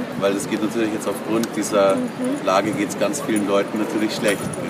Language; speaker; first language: German; native; German